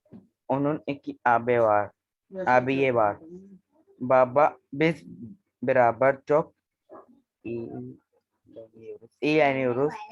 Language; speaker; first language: Turkish; non-native, learner; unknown